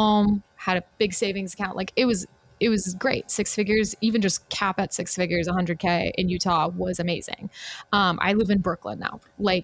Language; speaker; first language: English; native; English